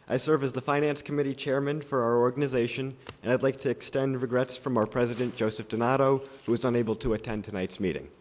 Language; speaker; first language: English; native; English